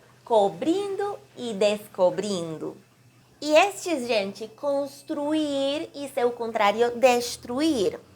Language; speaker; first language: Portuguese; non-native, fluent; Spanish